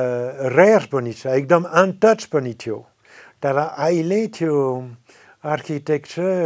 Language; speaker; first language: Nepali; non-native, fluent; French